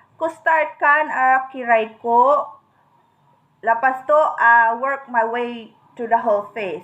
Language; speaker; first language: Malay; non-native, learner; Filipino